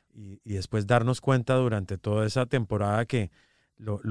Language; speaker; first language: Spanish; native; Spanish